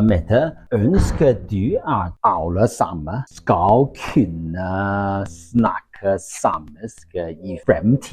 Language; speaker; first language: Norwegian; non-native, learner; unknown